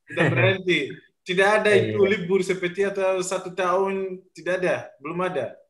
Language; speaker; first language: Indonesian; non-native, fluent; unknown